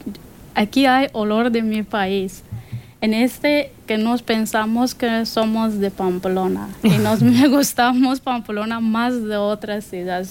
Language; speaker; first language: Spanish; non-native, learner; Persian